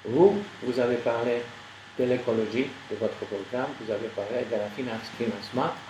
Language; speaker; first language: French; non-native, learner; English